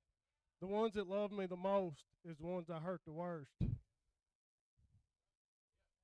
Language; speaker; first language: English; native; English